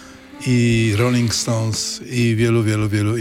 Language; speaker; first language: Polish; native; Polish